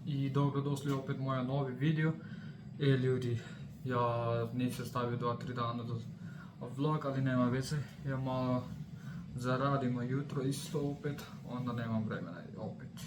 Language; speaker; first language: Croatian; non-native, learner; Nepali